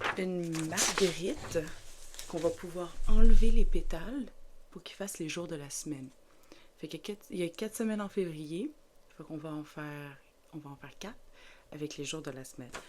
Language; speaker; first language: French; native; French